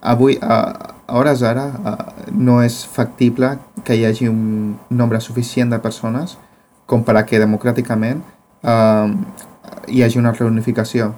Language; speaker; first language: Catalan; non-native, fluent; Spanish